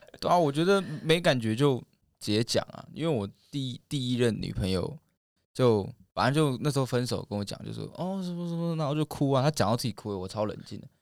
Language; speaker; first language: Chinese; native; Chinese